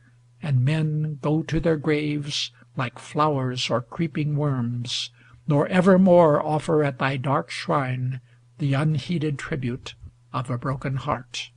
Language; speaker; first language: English; native; English